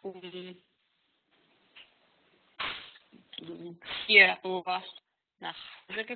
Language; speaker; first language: German; non-native, learner; Hebrew